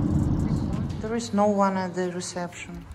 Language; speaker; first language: English; non-native, fluent; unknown